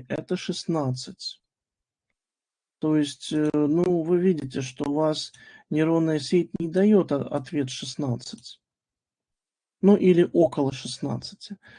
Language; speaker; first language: Russian; native; Russian